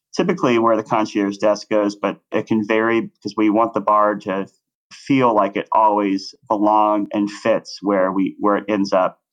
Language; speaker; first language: English; native; English